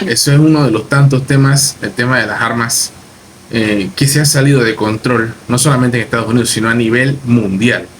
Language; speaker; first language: Spanish; native; Spanish